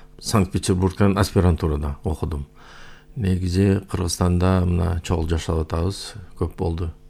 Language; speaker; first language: Kyrgyz; non-native, local second language; Uyghur